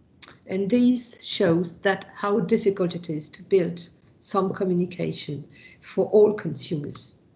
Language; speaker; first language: English; non-native, fluent; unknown